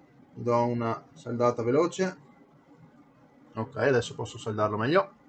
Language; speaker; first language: Italian; native; Italian